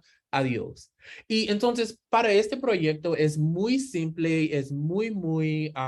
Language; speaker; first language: Spanish; non-native, learner; English